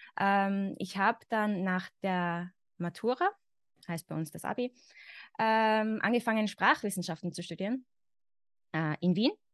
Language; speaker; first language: German; native; German